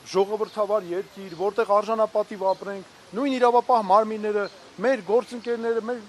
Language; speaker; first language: Armenian; native; Armenian